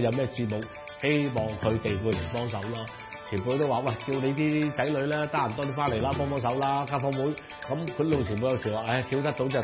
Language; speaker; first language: Cantonese; native; Cantonese